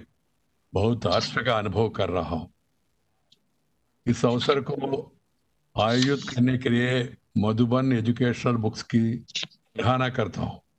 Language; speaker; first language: Hindi; non-native, local second language; Telugu